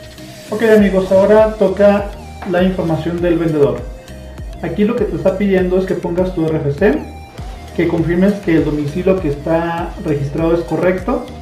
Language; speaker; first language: Spanish; native; Spanish